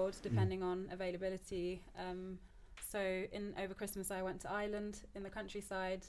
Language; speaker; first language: English; early bilingual, other home language; Turkish